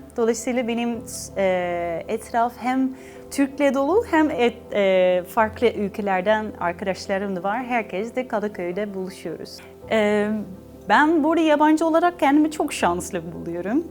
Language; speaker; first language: Turkish; non-native, learner; Dutch